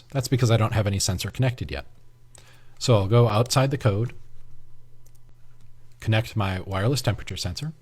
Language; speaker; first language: English; native; English